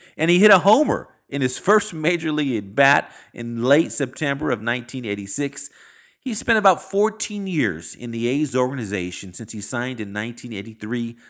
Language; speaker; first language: English; native; English